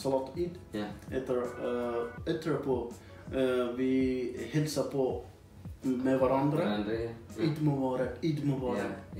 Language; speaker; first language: Norwegian; non-native, learner; Persian